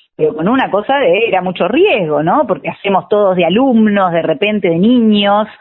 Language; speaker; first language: Spanish; native; Spanish